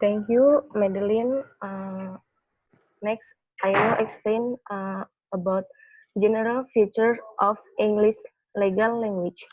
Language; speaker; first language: English; non-native, learner; Indonesian